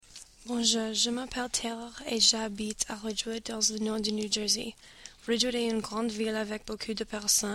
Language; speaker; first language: French; non-native, learner; English